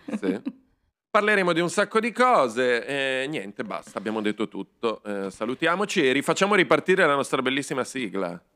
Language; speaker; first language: Italian; native; Italian